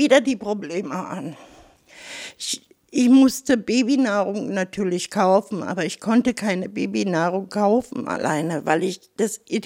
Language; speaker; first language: German; native; German